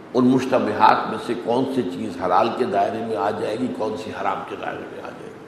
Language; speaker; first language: Urdu; native; Urdu